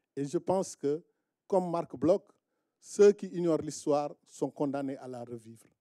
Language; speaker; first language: French; non-native, local second language; Wolof